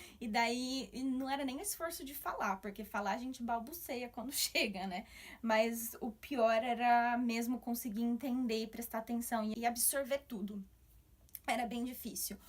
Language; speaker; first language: Portuguese; native; Portuguese